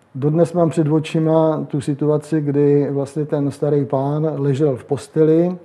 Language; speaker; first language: Czech; native; Czech